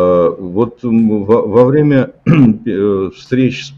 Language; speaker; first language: Russian; native; Russian